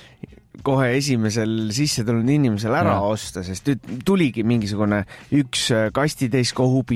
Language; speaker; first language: Estonian; native; Estonian